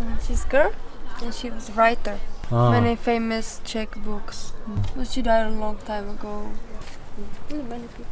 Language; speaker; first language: English; non-native, learner; Czech